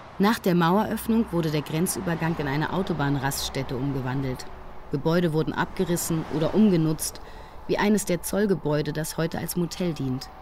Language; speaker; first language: German; native; German